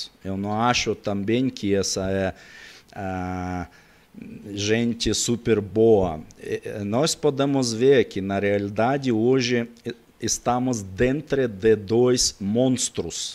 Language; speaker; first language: Portuguese; non-native, learner; Russian